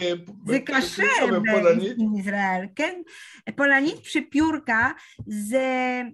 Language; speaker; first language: Hebrew; non-native, learner; Polish